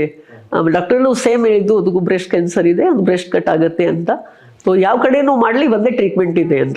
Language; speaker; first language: Kannada; non-native, local second language; Hindi